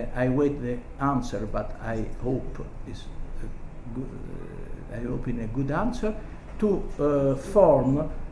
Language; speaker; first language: English; non-native, learner; Italian